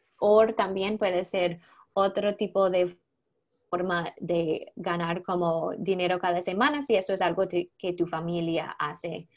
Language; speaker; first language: Spanish; non-native, learner; English